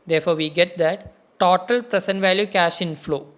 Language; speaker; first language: English; non-native, local second language; Malayalam